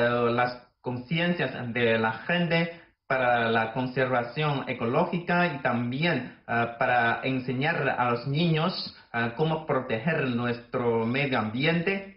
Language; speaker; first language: Spanish; non-native, fluent; Chinese